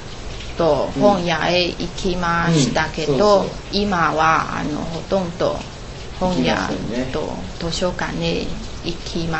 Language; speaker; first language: Japanese; non-native, learner; Chinese